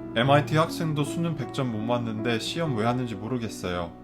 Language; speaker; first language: Korean; non-native, fluent; Finnish